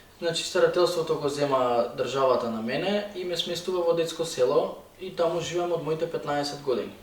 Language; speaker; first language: Macedonian; native; Macedonian